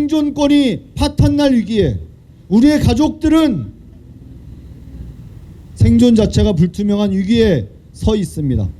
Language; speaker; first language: Korean; native; Korean